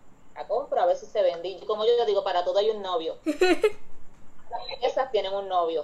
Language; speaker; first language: Spanish; native; Spanish